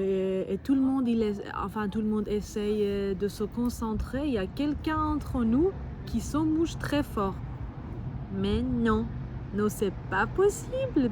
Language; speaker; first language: French; non-native, fluent; Persian